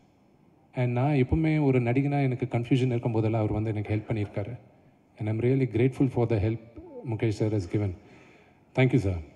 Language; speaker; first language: Tamil; non-native, local second language; Telugu